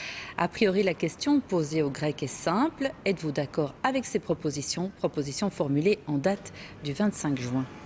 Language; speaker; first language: French; native; French